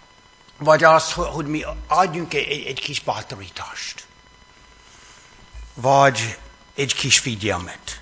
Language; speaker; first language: Hungarian; non-native, fluent; English